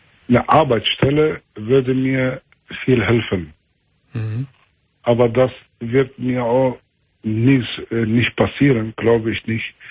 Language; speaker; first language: German; early bilingual, other home language; Albanian